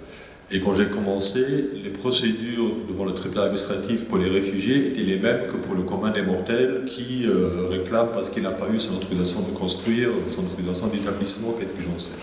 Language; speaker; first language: French; native; French